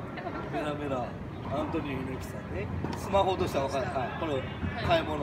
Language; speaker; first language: Japanese; native; Japanese